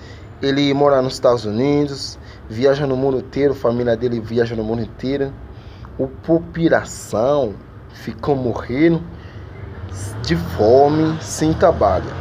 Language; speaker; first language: Portuguese; non-native, learner; Haitian Creole